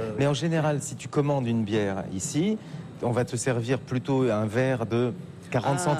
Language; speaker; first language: French; native; French